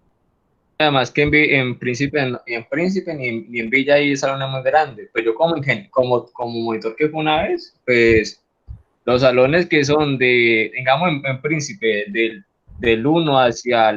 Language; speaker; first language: Spanish; native; Spanish